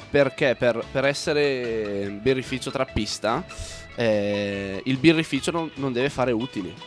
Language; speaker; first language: Italian; native; Italian